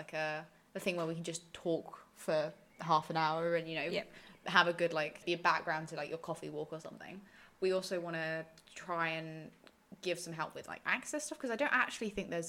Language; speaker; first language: English; native; English